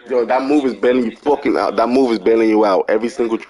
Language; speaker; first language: English; native; English